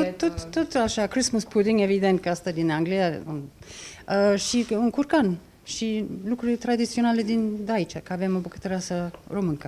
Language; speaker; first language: Romanian; non-native, fluent; English